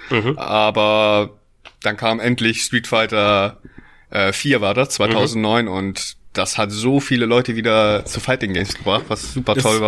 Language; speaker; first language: German; native; German